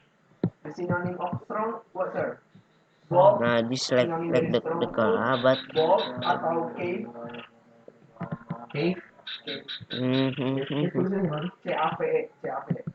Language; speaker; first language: English; non-native, learner; Indonesian